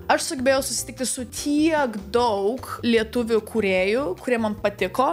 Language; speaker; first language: Lithuanian; non-native, local second language; Polish